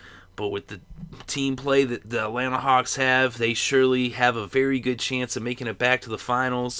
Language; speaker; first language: English; native; English